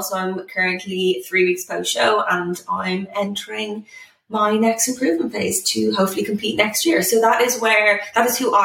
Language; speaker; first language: English; native; English